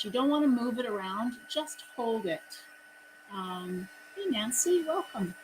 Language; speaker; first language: English; native; English